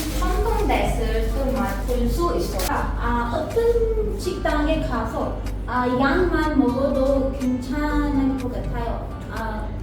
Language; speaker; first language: Korean; non-native, learner; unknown